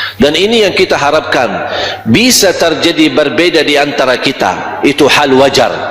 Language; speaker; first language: Malay; non-native, fluent; Arabic